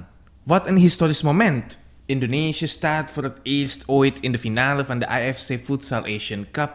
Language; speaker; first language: Dutch; non-native, fluent; Indonesian